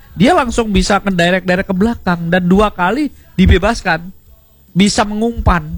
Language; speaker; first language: Indonesian; native; Indonesian